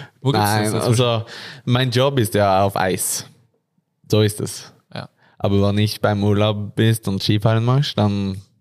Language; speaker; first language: German; non-native, learner; Norwegian